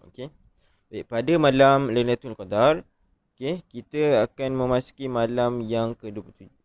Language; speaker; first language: Malay; native; Malay